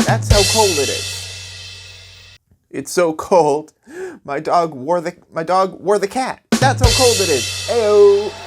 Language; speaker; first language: English; native; English